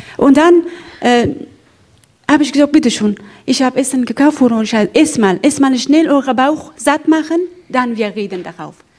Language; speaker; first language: German; non-native, learner; Persian